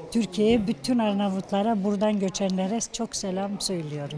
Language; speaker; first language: Turkish; non-native, local second language; Albanian